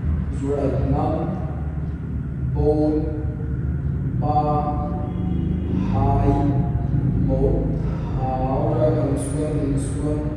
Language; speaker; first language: Vietnamese; non-native, learner; Hindi